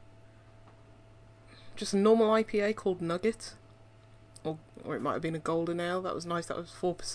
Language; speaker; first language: English; native; English